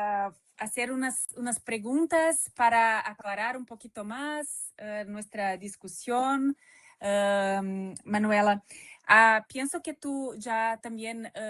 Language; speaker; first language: Spanish; non-native, fluent; Portuguese